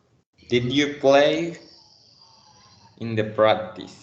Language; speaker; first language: English; non-native, learner; Spanish